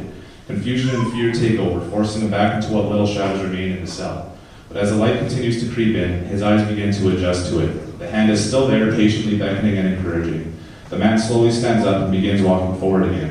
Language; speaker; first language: English; native; English